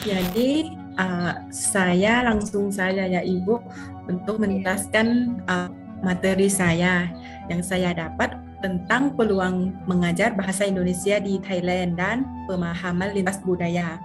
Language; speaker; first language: Indonesian; non-native, fluent; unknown